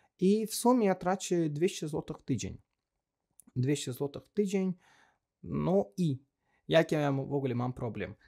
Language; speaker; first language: Polish; non-native, learner; Azerbaijani